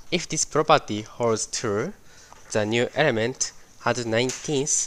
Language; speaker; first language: English; non-native, fluent; Japanese